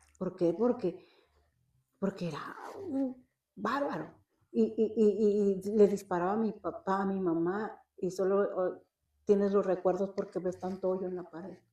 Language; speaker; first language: Spanish; native; Spanish